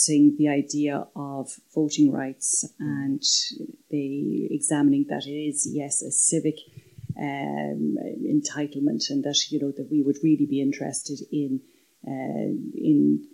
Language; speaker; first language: English; native; English